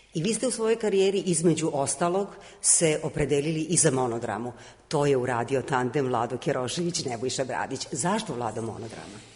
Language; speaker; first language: Croatian; native; Croatian